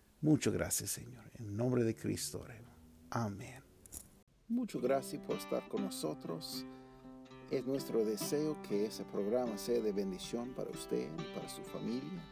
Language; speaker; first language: Spanish; non-native, fluent; English